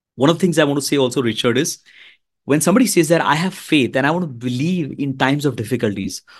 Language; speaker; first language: English; non-native, local second language; Hindi